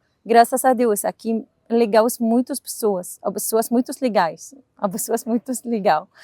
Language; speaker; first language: Portuguese; non-native, learner; Arabic